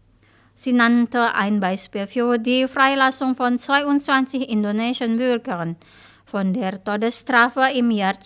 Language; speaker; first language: German; non-native, fluent; Indonesian